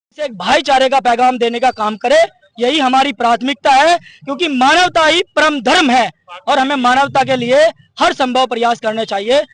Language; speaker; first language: Hindi; native; Hindi